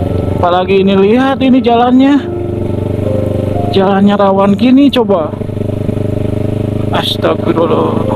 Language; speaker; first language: Indonesian; native; Indonesian